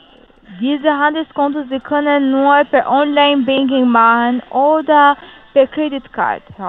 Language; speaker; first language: German; non-native, learner; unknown